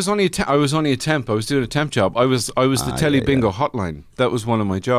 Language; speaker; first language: English; native; English